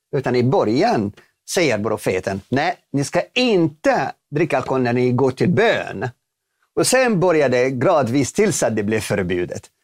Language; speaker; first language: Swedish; non-native, fluent; Arabic